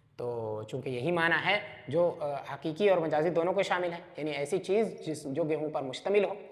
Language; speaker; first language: Urdu; native; Urdu